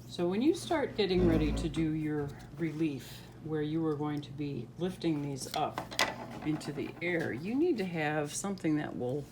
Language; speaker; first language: English; native; English